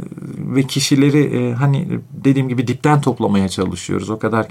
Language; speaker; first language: Turkish; native; Turkish